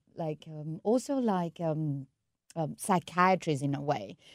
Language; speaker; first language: English; non-native, fluent; Spanish